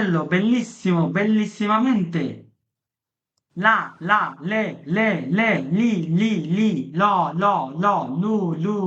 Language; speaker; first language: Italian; non-native, fluent; Bangla